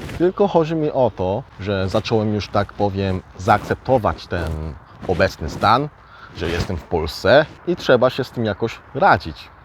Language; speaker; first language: Polish; early bilingual, other home language; Korean